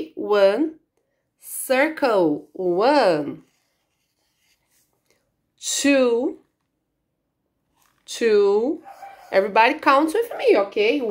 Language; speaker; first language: English; non-native, learner; Portuguese